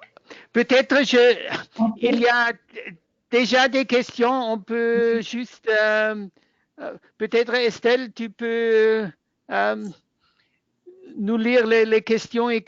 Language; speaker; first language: French; non-native, learner; German